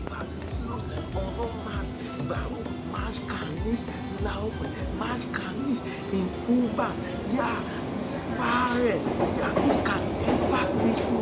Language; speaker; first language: German; non-native, learner; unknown